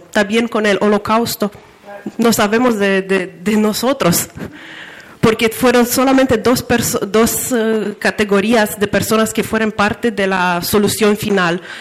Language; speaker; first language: Spanish; non-native, learner; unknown